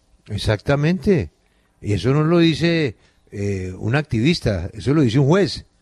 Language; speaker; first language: Spanish; native; Spanish